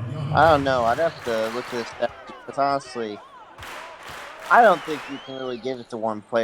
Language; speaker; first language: English; native; English